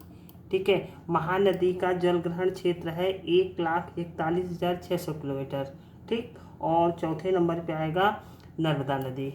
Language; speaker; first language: Hindi; native; Hindi